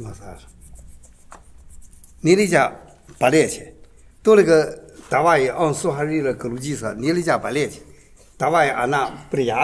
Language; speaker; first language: Russian; non-native, learner; Chinese